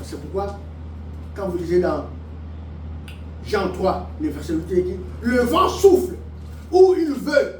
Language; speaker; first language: French; non-native, local second language; Lingala